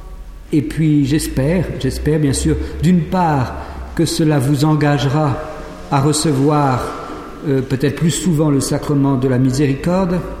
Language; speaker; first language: French; native; French